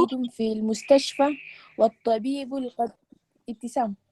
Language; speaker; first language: Arabic; non-native, learner; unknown